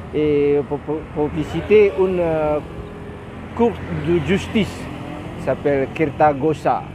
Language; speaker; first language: French; non-native, learner; Indonesian